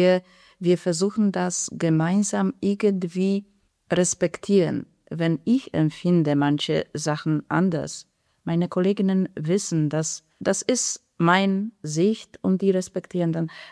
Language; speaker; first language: German; non-native, fluent; Polish